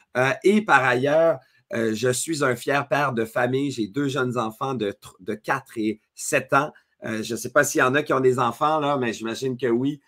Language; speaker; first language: French; native; French